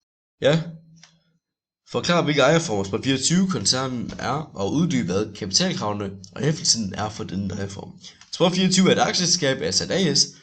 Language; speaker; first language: Danish; native; Danish